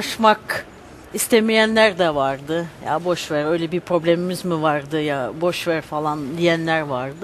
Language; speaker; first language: Turkish; early bilingual, heritage; Turkish